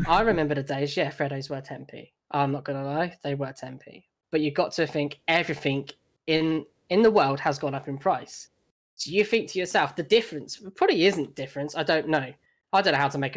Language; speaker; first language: English; native; English